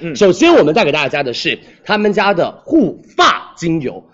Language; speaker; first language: Chinese; native; Chinese